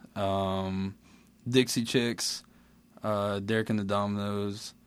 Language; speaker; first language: English; native; English